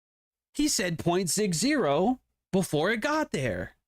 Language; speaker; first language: English; native; English